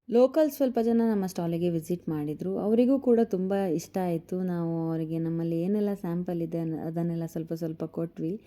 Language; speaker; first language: Kannada; non-native, local second language; Tulu